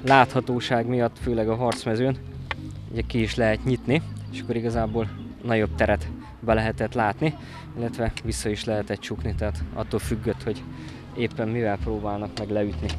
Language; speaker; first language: Hungarian; native; Hungarian